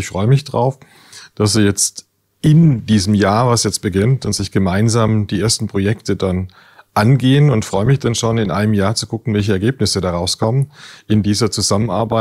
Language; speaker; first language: German; native; German